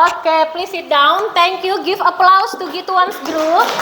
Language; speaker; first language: English; non-native, fluent; Indonesian